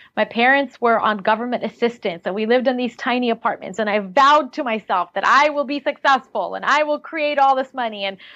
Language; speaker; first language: English; early bilingual, other home language; Russian